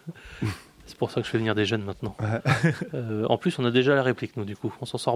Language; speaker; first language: French; native; French